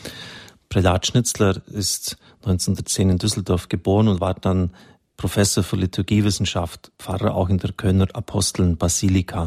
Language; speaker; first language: German; native; German